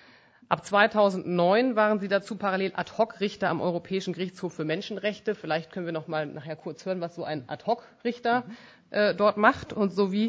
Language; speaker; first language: German; native; German